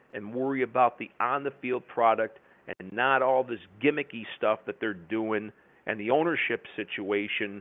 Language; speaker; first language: English; native; English